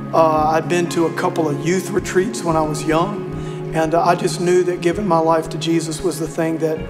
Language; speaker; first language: English; native; English